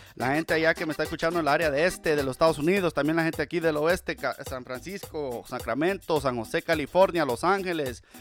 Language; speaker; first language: Spanish; early bilingual, heritage; Spanish